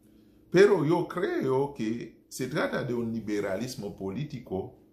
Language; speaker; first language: Spanish; non-native, fluent; Haitian Creole